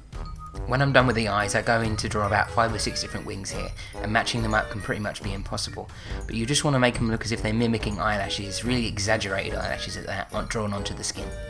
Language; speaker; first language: English; native; English